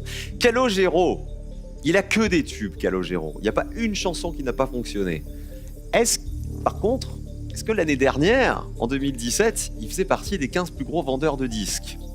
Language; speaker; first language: French; native; French